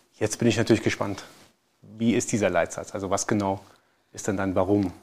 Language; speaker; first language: German; early bilingual, other home language; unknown